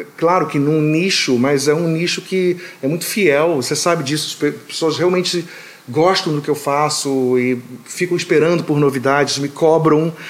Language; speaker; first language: Portuguese; native; Portuguese